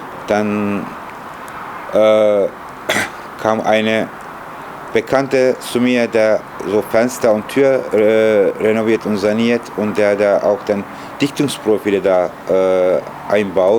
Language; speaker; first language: German; non-native, fluent; Turkish